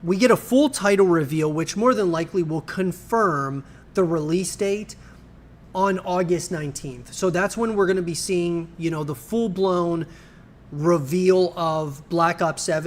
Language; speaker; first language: English; native; English